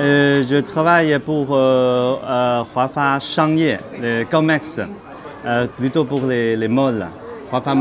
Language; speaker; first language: French; non-native, fluent; Chinese